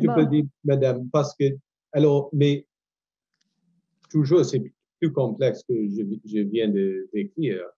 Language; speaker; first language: French; non-native, fluent; English